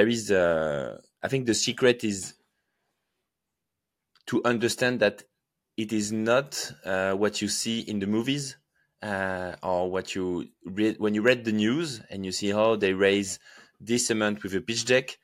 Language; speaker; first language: English; non-native, fluent; French